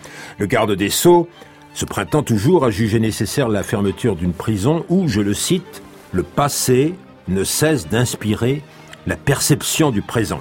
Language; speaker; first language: French; native; French